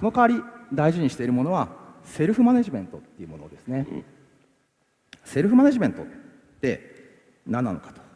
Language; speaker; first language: Japanese; native; Japanese